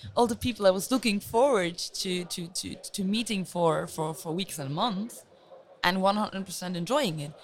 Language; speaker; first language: English; non-native, fluent; Luxembourgish